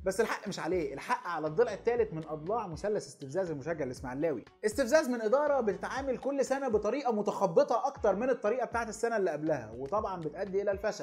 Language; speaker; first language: Arabic; native; Arabic